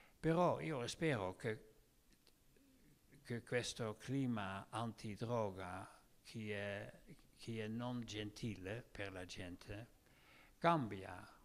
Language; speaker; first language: Italian; non-native, learner; Dutch